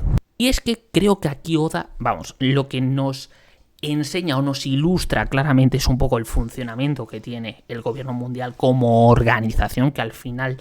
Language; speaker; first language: Spanish; native; Spanish